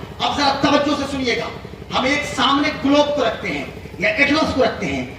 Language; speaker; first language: Urdu; native; Urdu